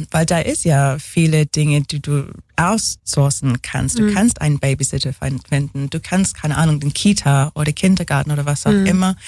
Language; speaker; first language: German; non-native, fluent; English